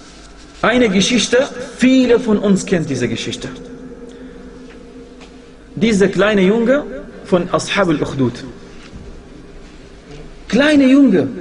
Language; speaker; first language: German; non-native, fluent; Arabic